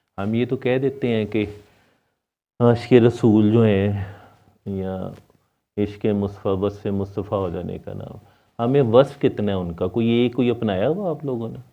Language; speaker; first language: Urdu; non-native, local second language; Punjabi